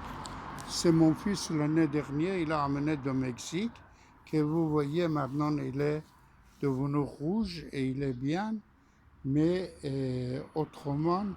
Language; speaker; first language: French; non-native, fluent; Persian